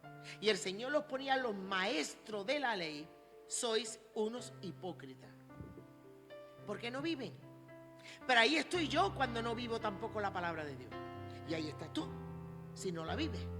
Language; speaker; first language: Spanish; native; Spanish